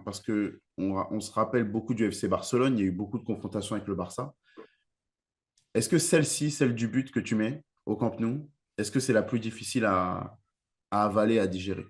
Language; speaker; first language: French; native; French